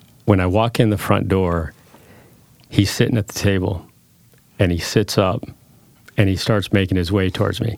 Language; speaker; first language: English; early bilingual, other home language; Spanish